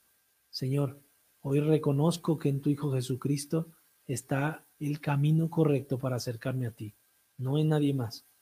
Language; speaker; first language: Spanish; native; Spanish